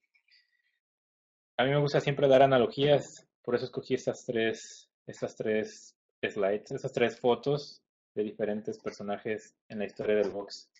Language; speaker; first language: Spanish; native; Spanish